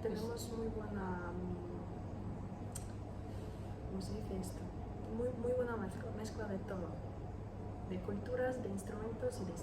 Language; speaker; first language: Spanish; non-native, learner; Ukrainian